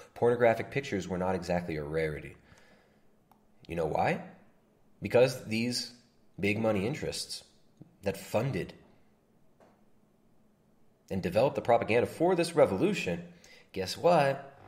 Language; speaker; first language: English; native; English